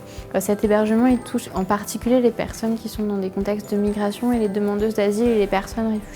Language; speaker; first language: French; native; French